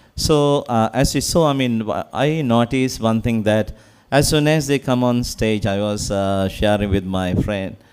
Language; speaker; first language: English; non-native, local second language; Sinhala